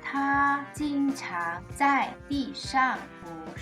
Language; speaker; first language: Chinese; non-native, learner; English